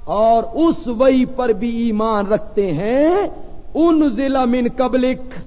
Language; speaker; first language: Urdu; non-native, local second language; Punjabi